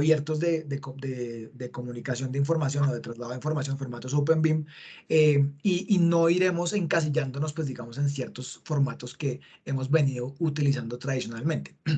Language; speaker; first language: Spanish; native; Spanish